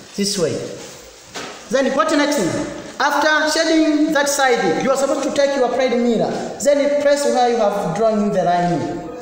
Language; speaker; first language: English; non-native, local second language; Swahili